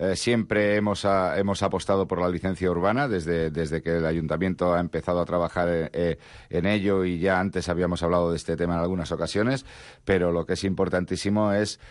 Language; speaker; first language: Spanish; non-native, local second language; Catalan